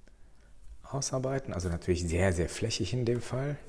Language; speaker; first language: German; native; German